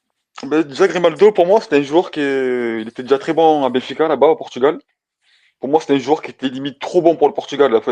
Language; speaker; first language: French; native; French